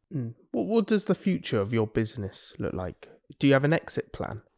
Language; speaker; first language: English; native; English